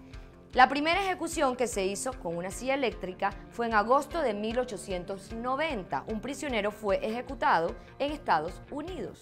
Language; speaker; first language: Spanish; native; Spanish